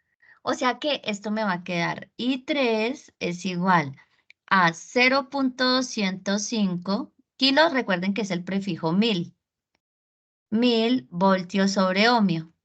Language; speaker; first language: Spanish; native; Spanish